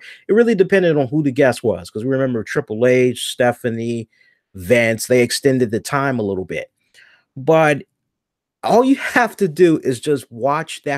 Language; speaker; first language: English; native; English